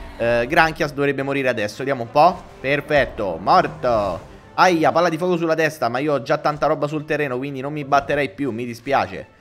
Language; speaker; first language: Italian; native; Italian